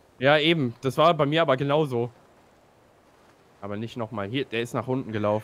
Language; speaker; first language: German; native; German